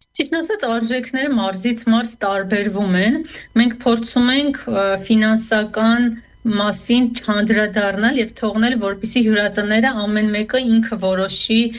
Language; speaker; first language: Armenian; native; Armenian